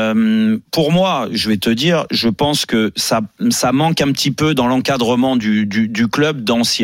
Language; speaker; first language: French; native; French